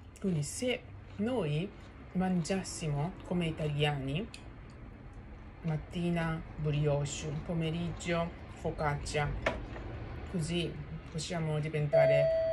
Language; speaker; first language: Italian; non-native, learner; Japanese